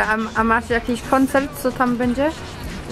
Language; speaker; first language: Polish; early bilingual, heritage; Polish